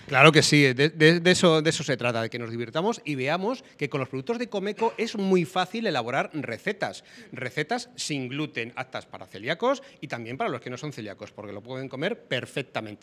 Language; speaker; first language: Spanish; native; Spanish